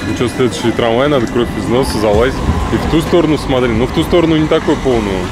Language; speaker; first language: Russian; native; Russian